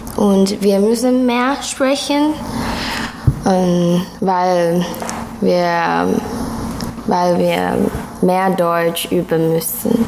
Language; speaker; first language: German; non-native, learner; Chinese